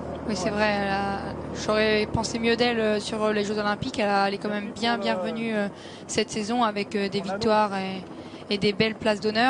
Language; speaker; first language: French; native; French